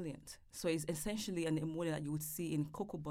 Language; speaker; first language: English; non-native, local second language; Yoruba